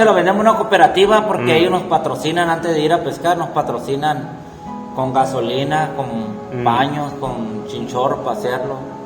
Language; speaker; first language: Spanish; native; Spanish